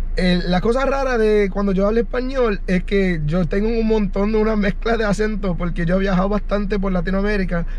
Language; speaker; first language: Spanish; early bilingual, heritage; English